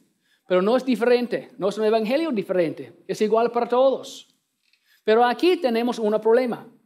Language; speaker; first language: Spanish; non-native, learner; English